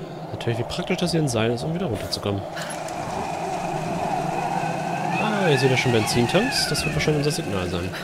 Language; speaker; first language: German; native; German